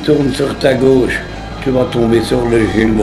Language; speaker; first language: French; native; French